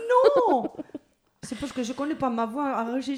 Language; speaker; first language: French; non-native, learner; Spanish